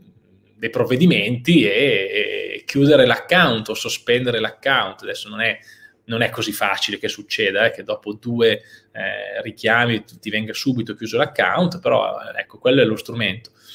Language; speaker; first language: Italian; native; Italian